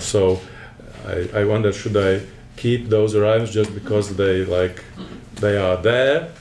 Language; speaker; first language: English; non-native, fluent; Latvian